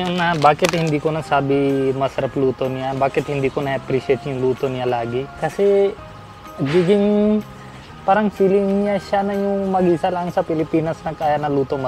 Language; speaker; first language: Filipino; non-native, learner; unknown